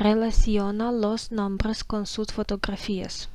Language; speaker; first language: Spanish; non-native, fluent; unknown